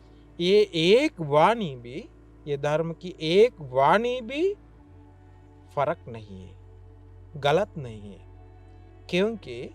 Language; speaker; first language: Hindi; non-native, learner; Sinhala